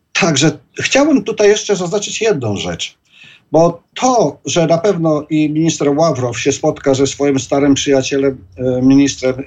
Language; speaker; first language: Polish; native; Polish